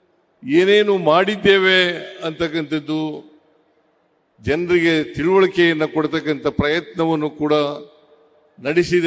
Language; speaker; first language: Kannada; native; Kannada